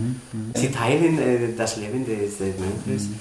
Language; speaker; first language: German; non-native, learner; Spanish